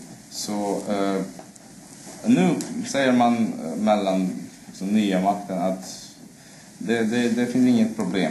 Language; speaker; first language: Swedish; non-native, fluent; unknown